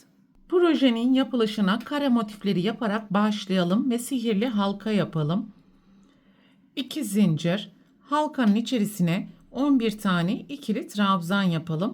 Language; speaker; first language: Turkish; native; Turkish